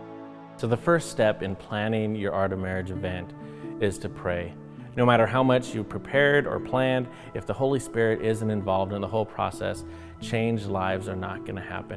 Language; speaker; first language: English; native; English